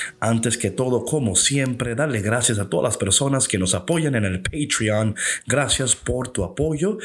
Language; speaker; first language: Spanish; early bilingual, heritage; English